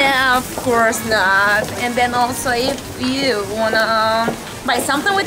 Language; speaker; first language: English; non-native, fluent; Spanish